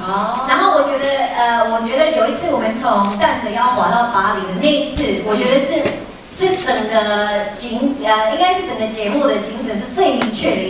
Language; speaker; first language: Chinese; early bilingual, heritage; Chinese